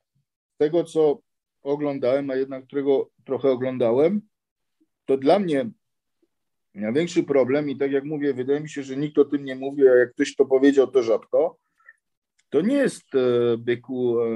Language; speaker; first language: Polish; early bilingual, heritage; Polish